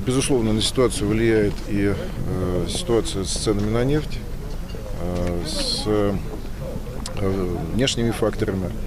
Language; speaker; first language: Russian; native; Russian